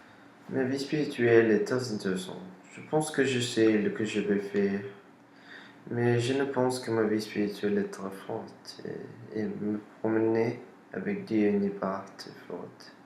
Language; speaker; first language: French; non-native, learner; Spanish